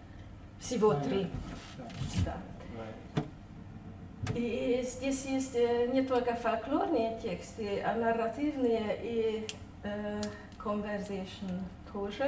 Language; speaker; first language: Russian; non-native, fluent; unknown